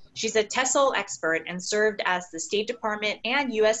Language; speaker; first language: English; native; English